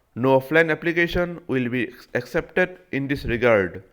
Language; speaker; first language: English; non-native, local second language; Assamese